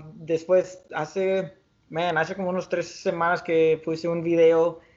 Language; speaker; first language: Spanish; early bilingual, heritage; Spanish